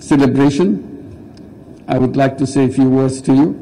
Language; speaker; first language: English; non-native, local second language; Bangla